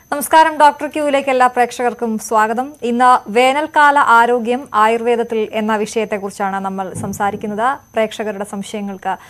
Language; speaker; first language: Malayalam; native; Malayalam